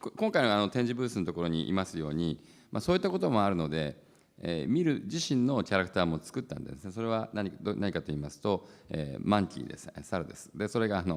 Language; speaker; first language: Japanese; native; Japanese